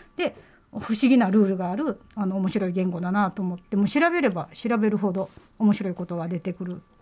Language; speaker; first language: Japanese; native; Japanese